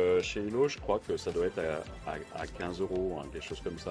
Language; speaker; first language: French; native; French